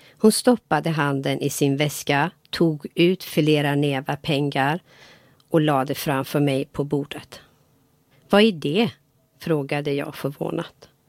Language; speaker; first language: Swedish; non-native, fluent; Persian